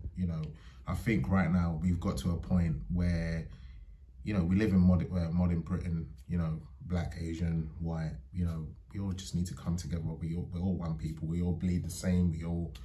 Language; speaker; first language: English; native; English